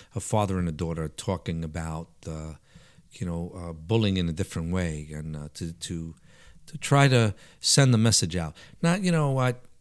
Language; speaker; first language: English; early bilingual, other home language; Italian